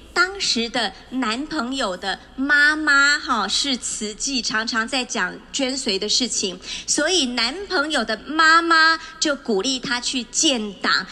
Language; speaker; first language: Chinese; native; Chinese